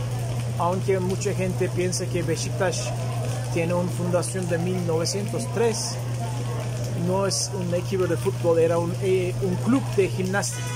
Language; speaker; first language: Spanish; non-native, fluent; Turkish